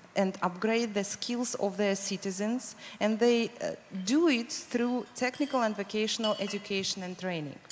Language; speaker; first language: English; non-native, fluent; Russian